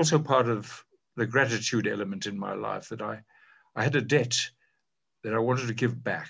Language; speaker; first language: English; native; English